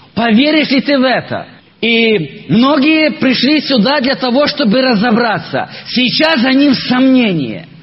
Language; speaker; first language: Russian; non-native, local second language; Ukrainian